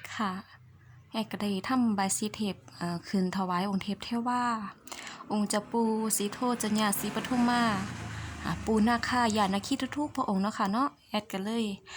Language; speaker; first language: Thai; native; Thai